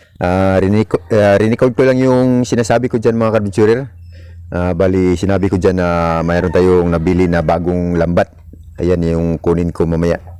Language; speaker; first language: Filipino; native; Filipino